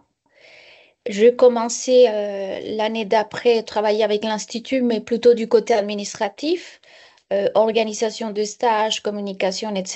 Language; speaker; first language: French; non-native, fluent; Spanish